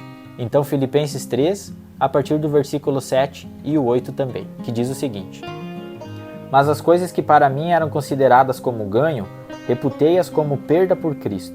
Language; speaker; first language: Portuguese; native; Portuguese